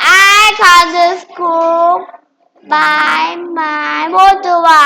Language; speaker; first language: English; non-native, learner; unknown